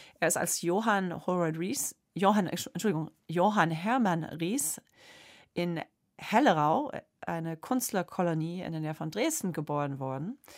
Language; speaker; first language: German; non-native, fluent; English